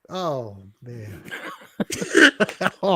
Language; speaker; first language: English; native; English